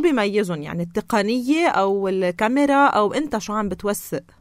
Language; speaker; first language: Arabic; native; Arabic